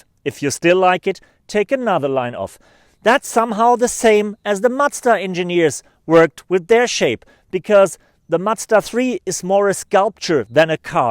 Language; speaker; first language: English; non-native, fluent; German